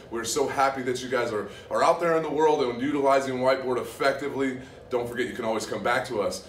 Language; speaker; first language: English; native; English